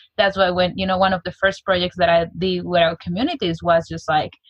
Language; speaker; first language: English; non-native, fluent; Spanish